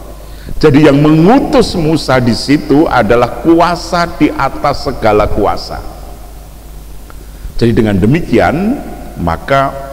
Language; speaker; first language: Indonesian; native; Indonesian